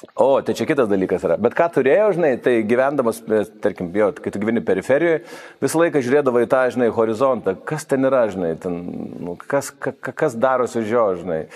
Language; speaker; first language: Lithuanian; native; Lithuanian